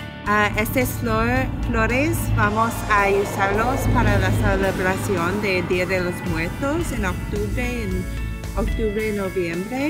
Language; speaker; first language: Spanish; non-native, learner; English